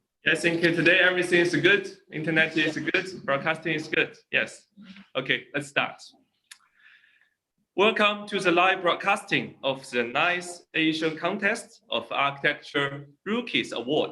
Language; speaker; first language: English; non-native, fluent; Chinese